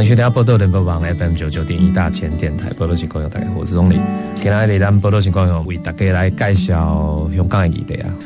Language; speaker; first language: Chinese; native; Chinese